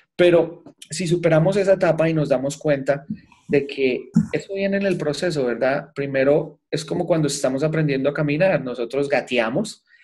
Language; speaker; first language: Spanish; native; Spanish